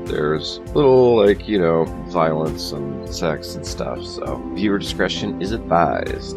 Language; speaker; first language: English; native; English